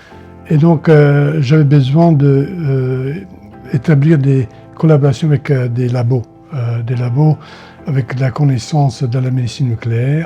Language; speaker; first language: French; non-native, fluent; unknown